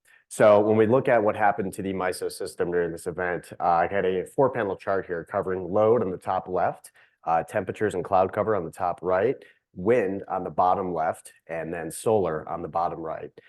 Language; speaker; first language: English; native; English